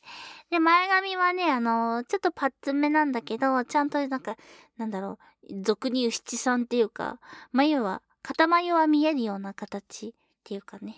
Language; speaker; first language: Japanese; native; Japanese